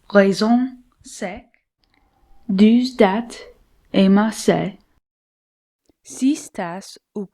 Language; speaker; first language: French; non-native, learner; English